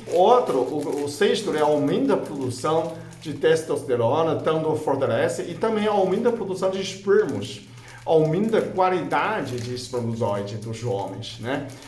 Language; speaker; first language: Portuguese; non-native, fluent; Chinese